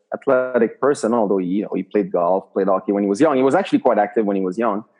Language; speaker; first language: English; native; English